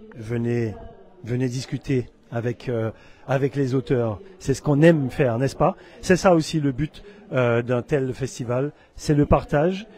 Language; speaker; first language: French; native; French